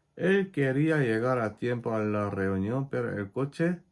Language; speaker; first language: Spanish; non-native, fluent; Korean